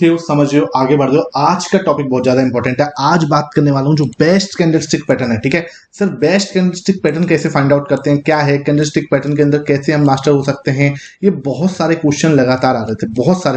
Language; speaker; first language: Hindi; native; Hindi